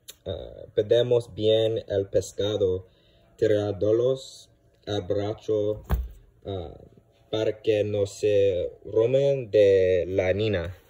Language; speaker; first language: Spanish; non-native, learner; English